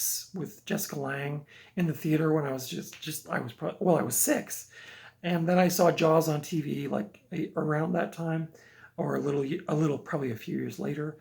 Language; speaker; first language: English; native; English